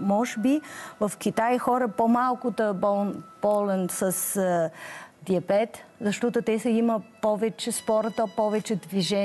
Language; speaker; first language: Bulgarian; non-native, learner; Chinese